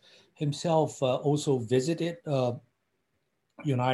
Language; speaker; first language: English; non-native, fluent; Chinese